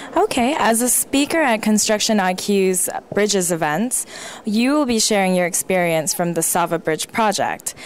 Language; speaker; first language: English; native; English